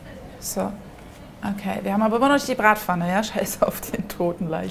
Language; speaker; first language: German; native; German